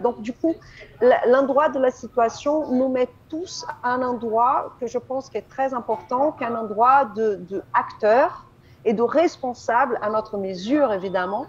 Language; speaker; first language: French; non-native, fluent; Portuguese